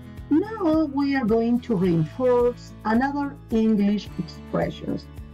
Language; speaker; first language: English; non-native, fluent; Spanish